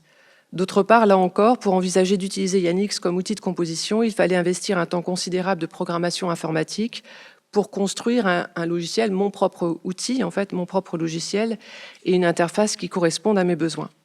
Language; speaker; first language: French; native; French